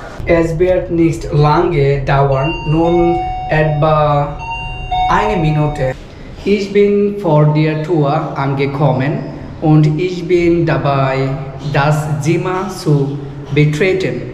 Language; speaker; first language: German; non-native, learner; Bangla